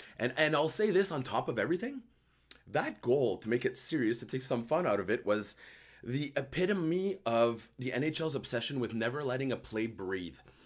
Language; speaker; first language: English; early bilingual, other home language; French